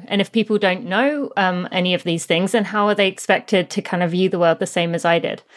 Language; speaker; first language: English; native; English